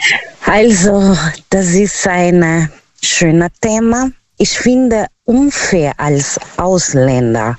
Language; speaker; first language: German; non-native, fluent; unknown